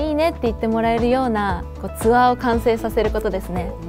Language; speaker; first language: Japanese; native; Japanese